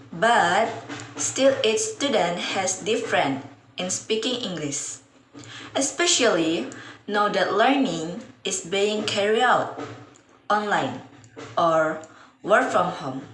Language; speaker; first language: English; non-native, learner; Indonesian